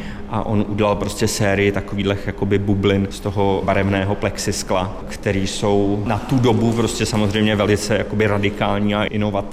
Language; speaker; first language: Czech; native; Czech